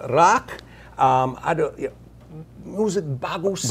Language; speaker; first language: Indonesian; non-native, learner; English